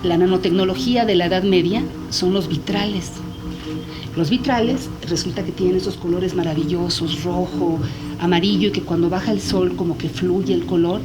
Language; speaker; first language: Spanish; native; Spanish